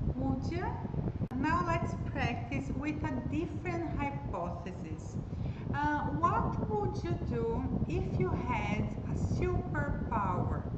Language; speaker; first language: English; non-native, fluent; Portuguese